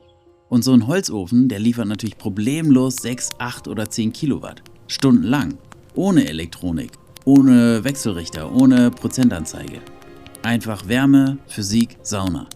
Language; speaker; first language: German; native; German